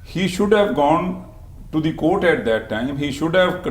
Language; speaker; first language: English; non-native, local second language; Punjabi